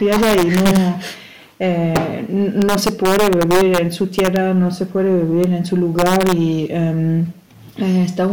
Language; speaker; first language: Spanish; non-native, fluent; German